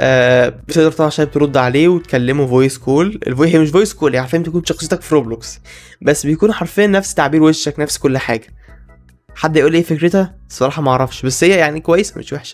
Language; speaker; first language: Arabic; native; Arabic